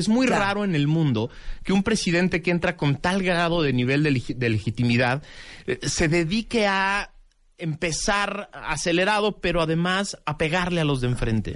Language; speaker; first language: Spanish; native; Spanish